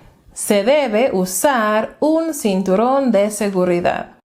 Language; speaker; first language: Spanish; non-native, fluent; English